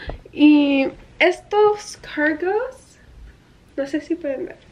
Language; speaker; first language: Spanish; early bilingual, heritage; English